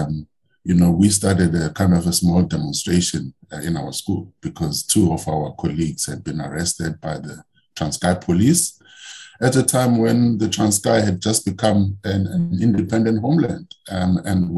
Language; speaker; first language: English; non-native, local second language; Xhosa